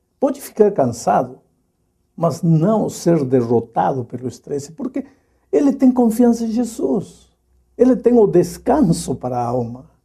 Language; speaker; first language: Portuguese; non-native, fluent; Spanish